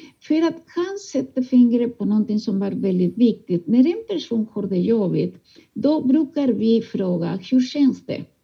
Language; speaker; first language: Swedish; non-native, fluent; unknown